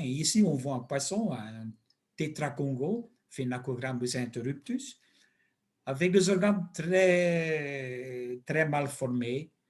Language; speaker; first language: French; non-native, local second language; Dutch